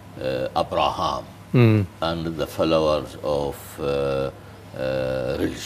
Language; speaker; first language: English; non-native, fluent; Arabic